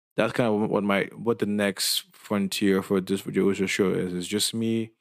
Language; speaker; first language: English; non-native, local second language; Yoruba